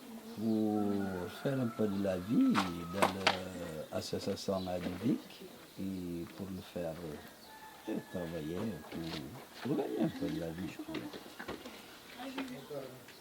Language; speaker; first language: French; non-native, learner; Portuguese